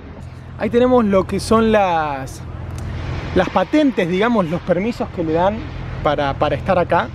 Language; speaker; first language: Spanish; native; Spanish